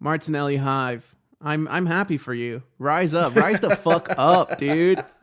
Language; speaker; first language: English; native; English